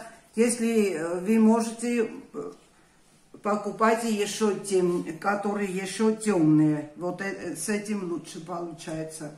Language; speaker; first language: Russian; non-native, fluent; Armenian